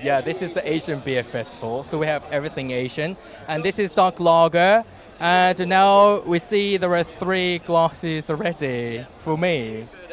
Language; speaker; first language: English; non-native, fluent; Chinese